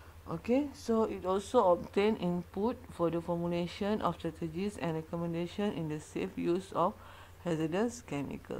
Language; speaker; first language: English; non-native, local second language; Malay